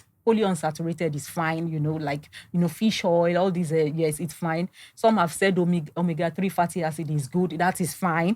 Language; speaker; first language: English; non-native, local second language; Yoruba